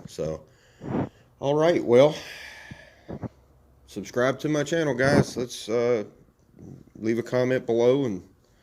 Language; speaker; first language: English; native; English